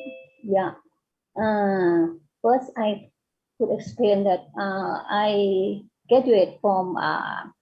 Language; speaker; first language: English; non-native, fluent; Thai